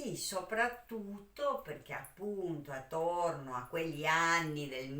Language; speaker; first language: Italian; native; Italian